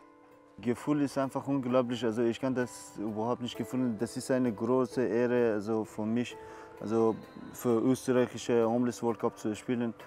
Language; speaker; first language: German; non-native, learner; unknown